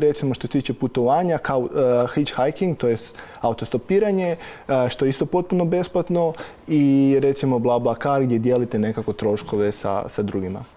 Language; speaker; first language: Croatian; native; Croatian